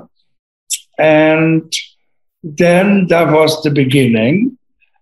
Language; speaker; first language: English; non-native, fluent; German